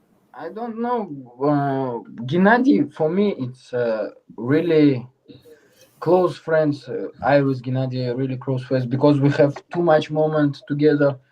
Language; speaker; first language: English; non-native, learner; Uzbek